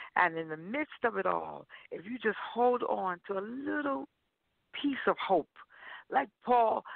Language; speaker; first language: English; native; English